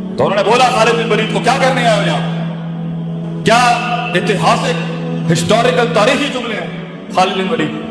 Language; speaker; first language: Urdu; non-native, local second language; Punjabi